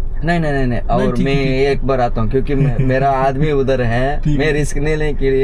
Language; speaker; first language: Hindi; non-native, learner; Kannada